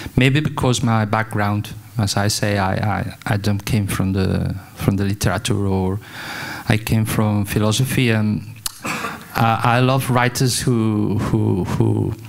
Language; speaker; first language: English; non-native, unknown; Spanish